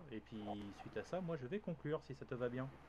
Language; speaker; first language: French; native; French